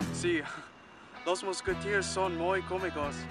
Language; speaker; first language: Spanish; non-native, learner; English